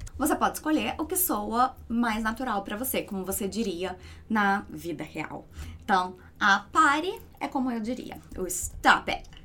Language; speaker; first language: Portuguese; native; Portuguese